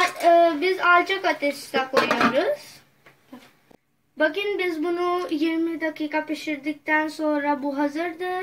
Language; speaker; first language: Turkish; non-native, learner; Urdu